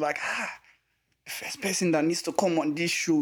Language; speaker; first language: English; non-native, local second language; Igbo